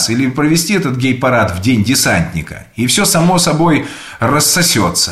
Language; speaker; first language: Russian; native; Russian